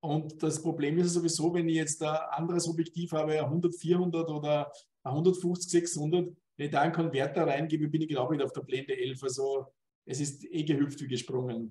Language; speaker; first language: German; native; German